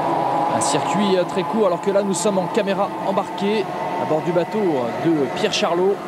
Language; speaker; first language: French; native; French